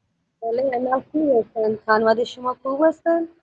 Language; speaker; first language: Persian; non-native, learner; Urdu